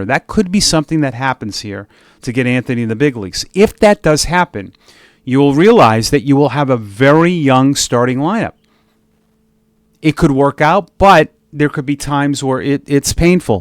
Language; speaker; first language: English; native; English